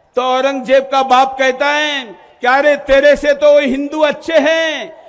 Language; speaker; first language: Hindi; non-native, local second language; Marathi